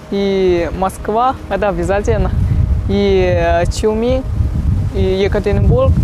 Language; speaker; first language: Russian; non-native, learner; Chinese